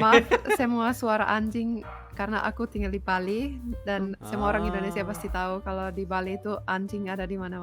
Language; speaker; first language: Indonesian; non-native, fluent; Finnish